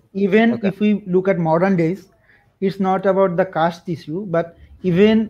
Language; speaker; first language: English; non-native, local second language; Bangla